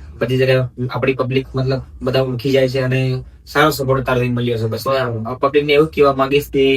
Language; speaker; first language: Gujarati; non-native, local second language; Rathawi